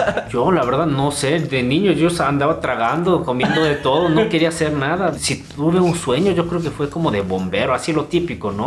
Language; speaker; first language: Spanish; non-native, fluent; Korean